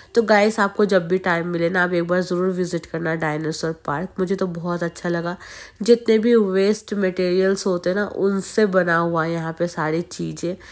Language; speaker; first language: Hindi; non-native, local second language; Bangla